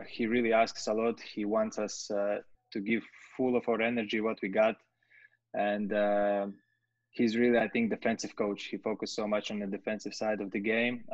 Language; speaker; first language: English; non-native, fluent; Latvian